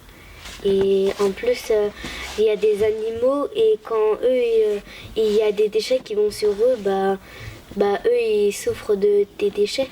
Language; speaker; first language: French; native; French